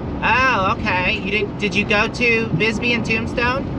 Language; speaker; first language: English; native; English